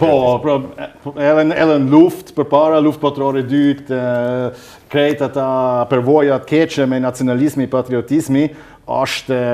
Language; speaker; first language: Albanian; non-native, learner; German